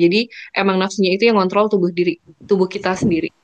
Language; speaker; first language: Indonesian; native; Indonesian